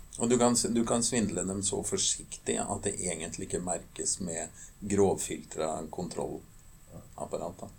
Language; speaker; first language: Norwegian; native; Norwegian